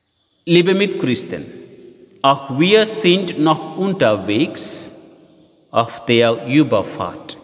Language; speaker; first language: German; non-native, fluent; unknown